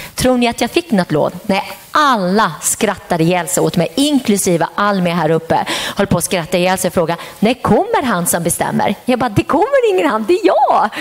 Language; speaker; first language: Swedish; early bilingual, other home language; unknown